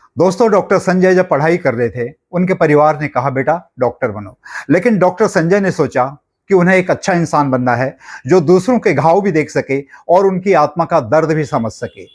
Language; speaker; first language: Hindi; native; Hindi